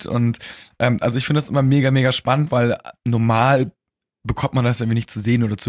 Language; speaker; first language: German; native; German